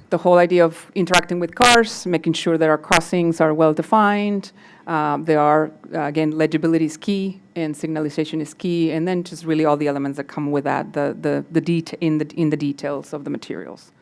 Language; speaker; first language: English; non-native, fluent; Spanish